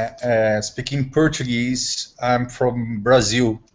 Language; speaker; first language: English; non-native, learner; Portuguese